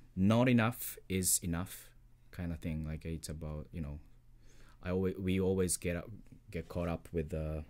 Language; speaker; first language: English; non-native, fluent; Japanese